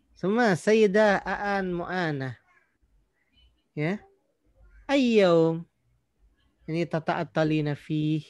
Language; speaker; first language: Arabic; non-native, fluent; Indonesian